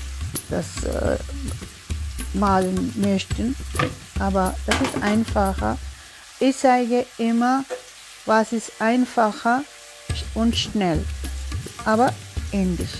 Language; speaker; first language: German; non-native, learner; Tulu